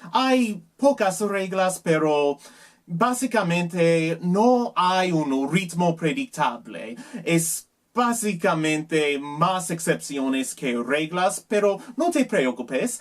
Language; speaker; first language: Spanish; non-native, learner; English